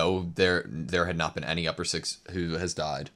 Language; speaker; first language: English; native; English